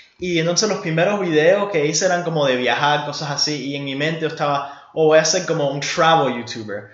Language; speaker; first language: Spanish; early bilingual, heritage; German